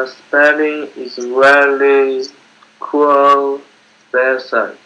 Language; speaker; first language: English; non-native, learner; Chinese